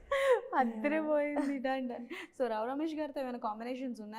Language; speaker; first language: Telugu; native; Telugu